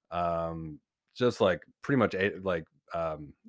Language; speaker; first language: English; native; English